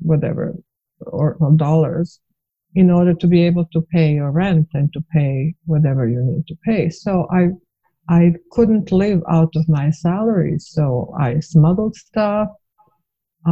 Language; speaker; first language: English; non-native, fluent; Bosnian